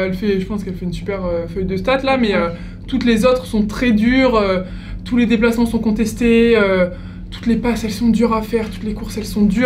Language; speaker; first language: French; native; French